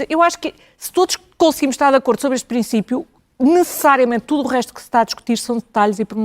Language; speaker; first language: Portuguese; native; Portuguese